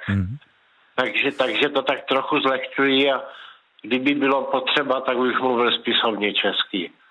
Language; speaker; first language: Czech; native; Czech